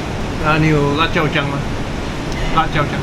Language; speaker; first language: Chinese; non-native, learner; English